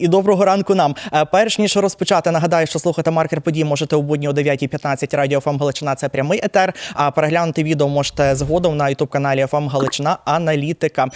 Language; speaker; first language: Ukrainian; native; Ukrainian